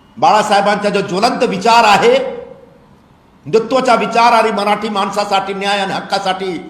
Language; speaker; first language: Marathi; non-native, local second language; Hindi